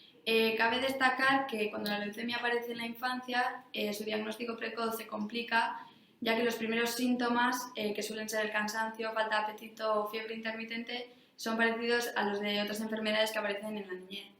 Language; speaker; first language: Spanish; native; Spanish